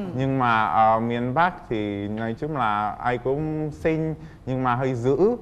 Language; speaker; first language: Vietnamese; non-native, fluent; Czech